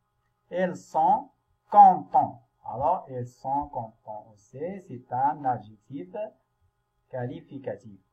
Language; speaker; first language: French; non-native, local second language; Arabic